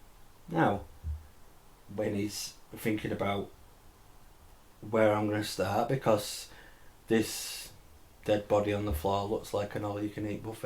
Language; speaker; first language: English; native; English